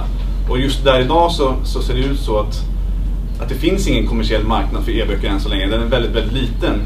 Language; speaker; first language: Swedish; native; Swedish